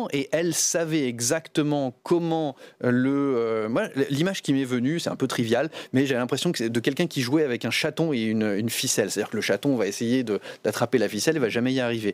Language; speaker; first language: French; native; French